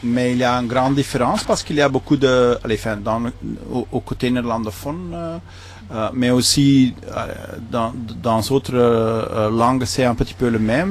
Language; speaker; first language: French; non-native, local second language; Dutch